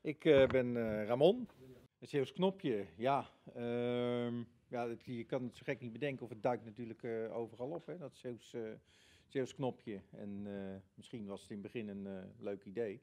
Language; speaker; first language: Dutch; native; Dutch